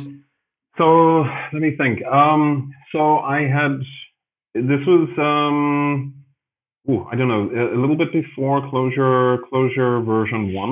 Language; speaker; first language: English; native; English